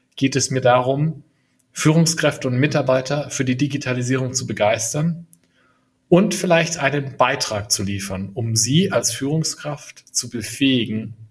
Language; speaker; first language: German; native; German